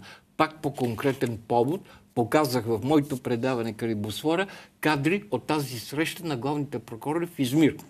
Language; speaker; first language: Bulgarian; native; Bulgarian